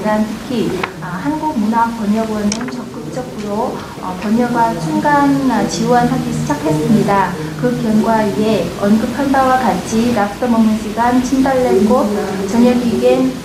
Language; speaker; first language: Korean; non-native, fluent; Vietnamese